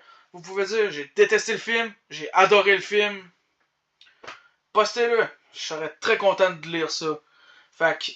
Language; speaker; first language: French; native; French